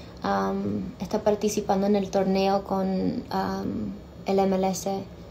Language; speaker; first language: Spanish; early bilingual, heritage; Spanish